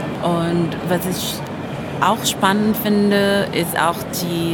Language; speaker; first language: German; non-native, fluent; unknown